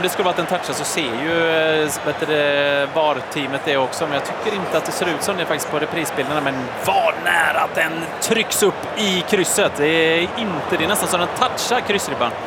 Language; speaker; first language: Swedish; native; Swedish